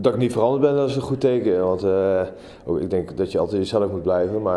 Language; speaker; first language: Dutch; native; Dutch